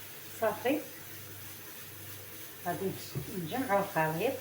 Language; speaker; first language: Arabic; native; Arabic